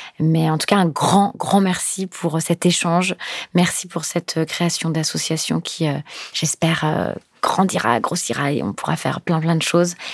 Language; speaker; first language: French; native; French